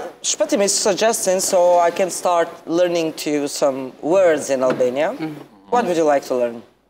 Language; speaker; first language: English; non-native, fluent; Albanian